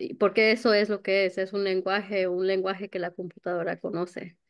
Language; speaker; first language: Spanish; early bilingual, heritage; Spanish